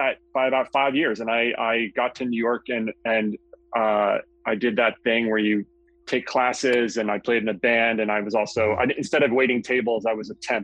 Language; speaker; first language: English; native; English